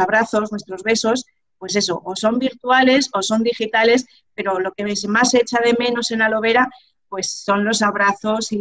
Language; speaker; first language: Spanish; native; Spanish